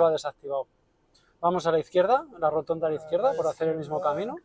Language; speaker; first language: Spanish; native; Spanish